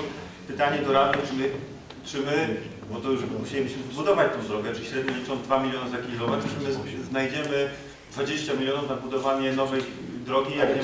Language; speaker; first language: Polish; native; Polish